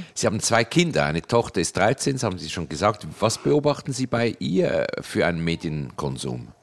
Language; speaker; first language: German; native; German